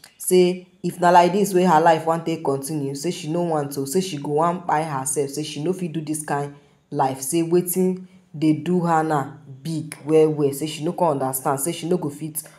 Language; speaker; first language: Nigerian Pidgin; native; Nigerian Pidgin